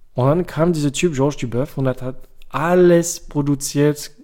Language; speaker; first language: German; non-native, fluent; French